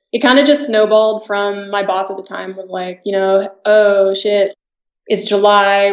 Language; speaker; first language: English; native; English